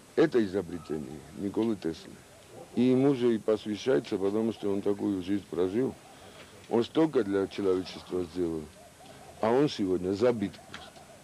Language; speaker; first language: Russian; non-native, local second language; Georgian